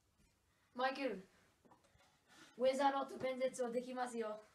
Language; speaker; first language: Japanese; non-native, learner; English